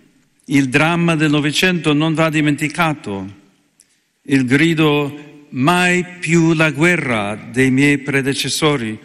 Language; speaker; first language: Italian; non-native, fluent; English